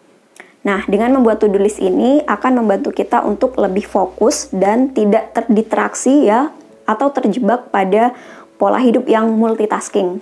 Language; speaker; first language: Indonesian; native; Indonesian